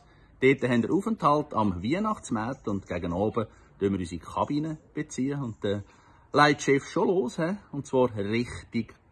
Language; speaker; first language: German; native; German